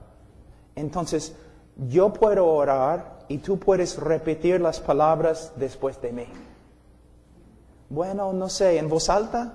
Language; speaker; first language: Spanish; non-native, fluent; English